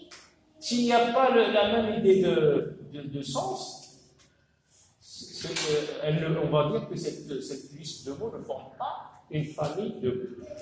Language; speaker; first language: French; non-native, local second language; Arabic